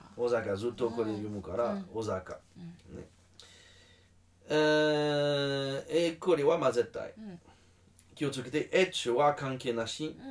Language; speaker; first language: Japanese; non-native, learner; French